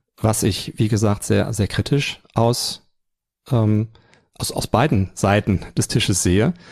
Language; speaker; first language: German; native; German